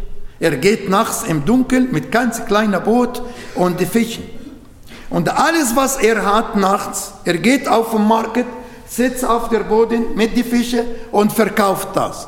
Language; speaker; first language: German; non-native, learner; Arabic